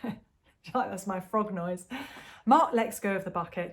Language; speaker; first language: English; native; English